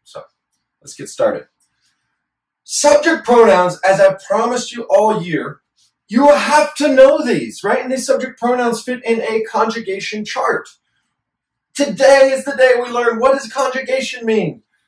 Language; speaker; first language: English; native; English